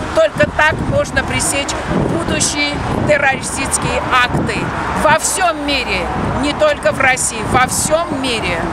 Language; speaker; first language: Russian; non-native, local second language; Armenian